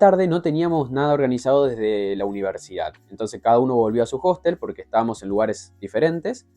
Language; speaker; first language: Spanish; native; Spanish